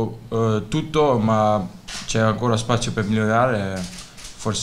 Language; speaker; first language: Italian; non-native, learner; Dutch